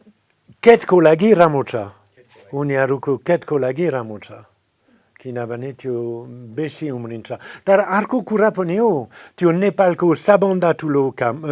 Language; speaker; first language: Nepali; non-native, fluent; French